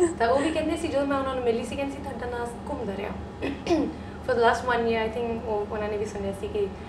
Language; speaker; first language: Punjabi; early bilingual, heritage; Punjabi